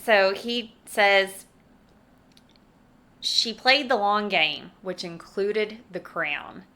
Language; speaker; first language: English; native; English